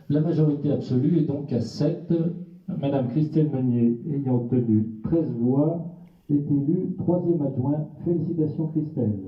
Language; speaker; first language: French; native; French